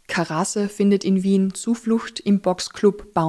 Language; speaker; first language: German; native; German